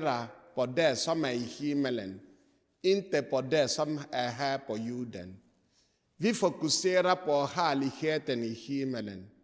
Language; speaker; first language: Swedish; non-native, fluent; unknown